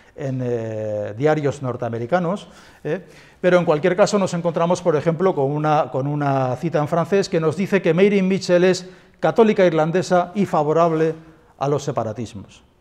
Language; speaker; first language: Spanish; native; Spanish